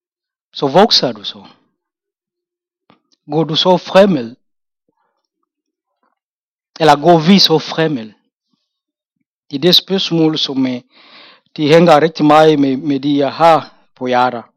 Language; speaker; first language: Danish; non-native, fluent; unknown